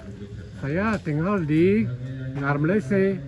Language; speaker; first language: Indonesian; non-native, fluent; Dutch